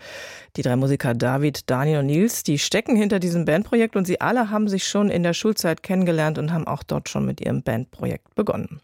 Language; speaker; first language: German; native; German